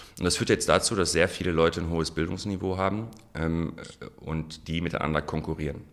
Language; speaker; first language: German; non-native, local second language; Arabic